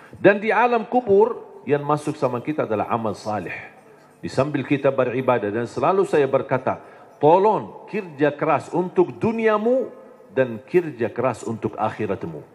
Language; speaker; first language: Indonesian; non-native, fluent; Arabic